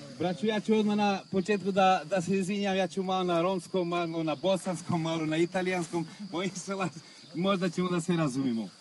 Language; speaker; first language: Bosnian; non-native, local second language; Romany